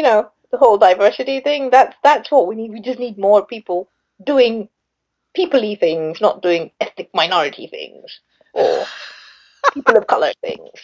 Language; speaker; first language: English; non-native, local second language; Sinhala